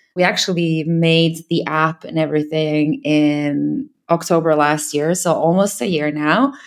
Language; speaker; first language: English; non-native, fluent; Serbian